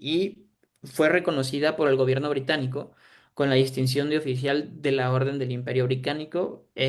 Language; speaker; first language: Spanish; native; Spanish